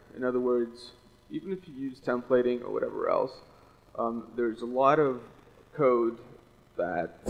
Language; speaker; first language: English; non-native, fluent; Russian